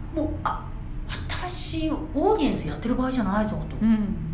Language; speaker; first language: Japanese; native; Japanese